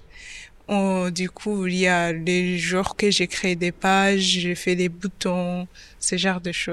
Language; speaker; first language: French; non-native, local second language; Kinyarwanda